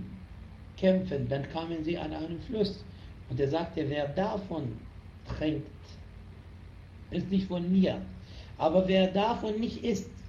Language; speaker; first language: German; non-native, fluent; Arabic